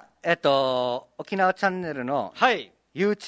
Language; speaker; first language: Japanese; native; Japanese